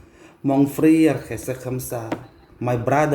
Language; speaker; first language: French; non-native, learner; Indonesian